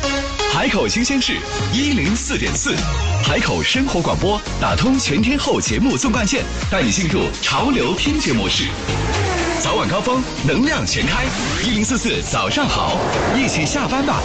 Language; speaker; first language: Chinese; native; Chinese